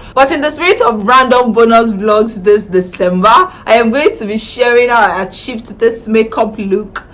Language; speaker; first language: English; non-native, local second language; Yoruba